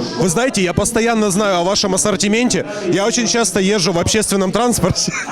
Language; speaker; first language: Ukrainian; native; Ukrainian